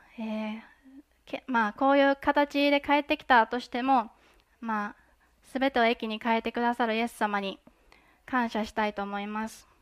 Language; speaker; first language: Japanese; native; Japanese